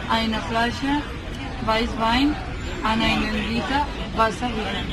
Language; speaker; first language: German; non-native, learner; Catalan